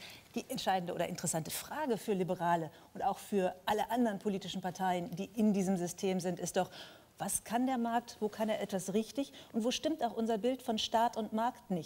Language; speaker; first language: German; native; German